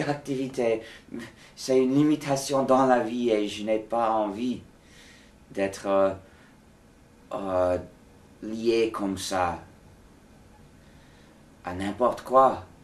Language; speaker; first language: French; non-native, fluent; English